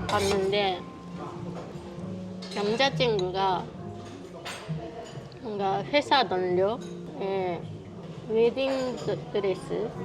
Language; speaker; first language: Korean; non-native, fluent; Japanese